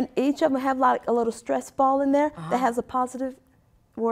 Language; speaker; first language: English; native; English